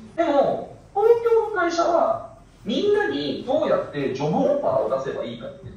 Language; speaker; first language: Japanese; non-native, fluent; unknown